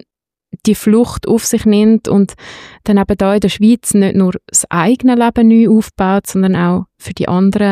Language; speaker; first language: German; native; German